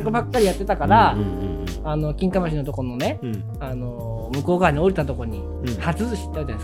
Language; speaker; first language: Japanese; native; Japanese